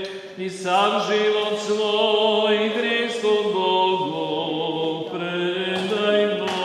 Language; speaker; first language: Bosnian; native; Bosnian